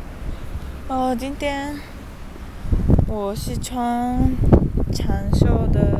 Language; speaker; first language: Chinese; early bilingual, heritage; Chinese